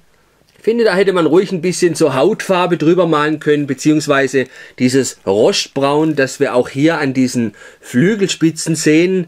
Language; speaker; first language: German; native; German